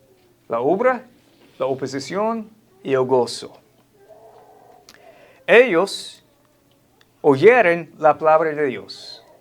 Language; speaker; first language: Spanish; non-native, fluent; English